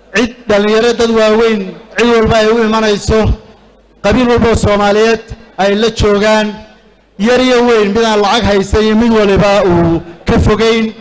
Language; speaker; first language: Somali; native; Somali